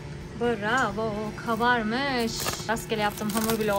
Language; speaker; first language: Turkish; native; Turkish